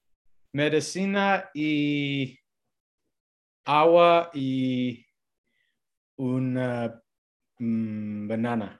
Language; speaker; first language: Spanish; non-native, learner; English